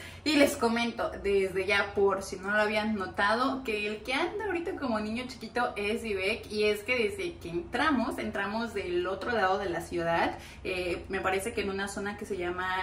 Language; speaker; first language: Spanish; native; Spanish